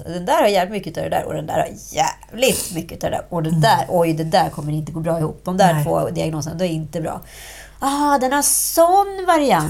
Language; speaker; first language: Swedish; native; Swedish